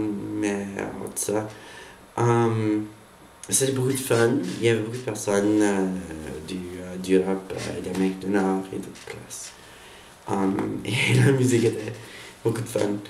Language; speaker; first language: French; non-native, learner; English